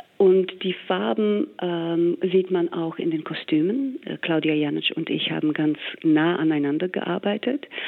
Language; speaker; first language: German; non-native, fluent; English